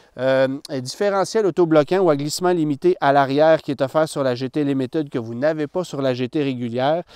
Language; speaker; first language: French; native; French